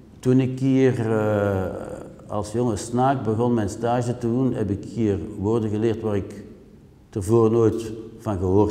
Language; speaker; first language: Dutch; native; Dutch